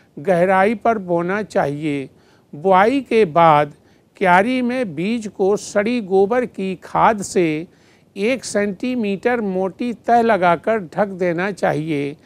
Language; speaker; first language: Hindi; native; Hindi